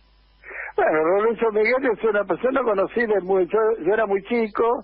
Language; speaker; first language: Spanish; native; Spanish